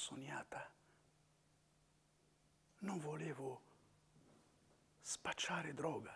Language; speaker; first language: Italian; non-native, fluent; Riffian